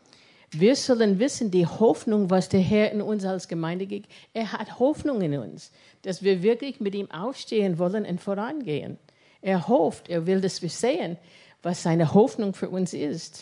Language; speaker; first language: German; non-native, fluent; English